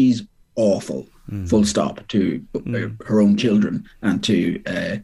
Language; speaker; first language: English; native; English